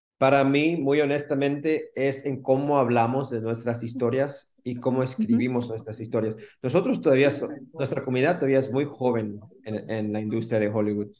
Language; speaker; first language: Spanish; early bilingual, heritage; Spanish